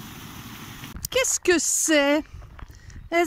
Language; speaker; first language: French; non-native, fluent; Hungarian